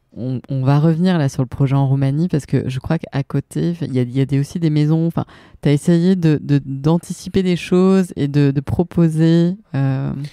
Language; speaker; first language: French; native; French